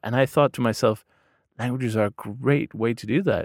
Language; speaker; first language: English; non-native, fluent; Danish